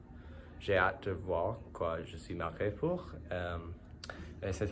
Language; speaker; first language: French; non-native, learner; English